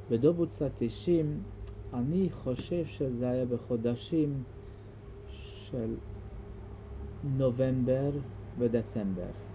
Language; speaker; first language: Hebrew; non-native, fluent; Hungarian